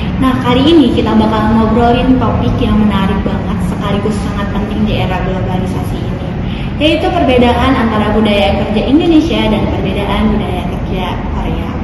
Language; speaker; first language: Indonesian; native; Indonesian